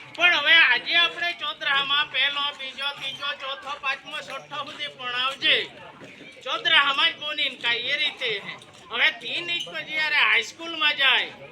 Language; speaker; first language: Gujarati; non-native, local second language; Bhili